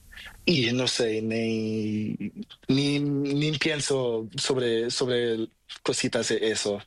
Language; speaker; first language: Spanish; non-native, learner; Portuguese